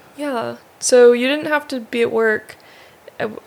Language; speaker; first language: English; native; English